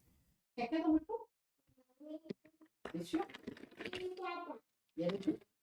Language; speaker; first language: French; native; French